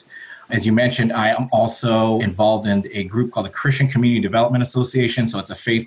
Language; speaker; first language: English; native; English